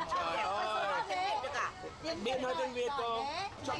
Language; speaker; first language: Vietnamese; early bilingual, heritage; English